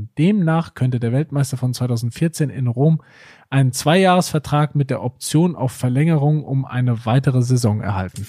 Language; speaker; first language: German; native; German